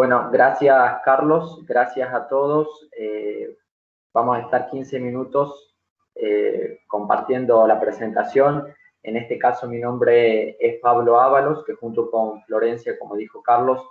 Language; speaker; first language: Spanish; native; Spanish